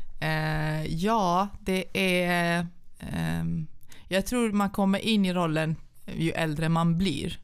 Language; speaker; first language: Swedish; early bilingual, other home language; Central Kurdish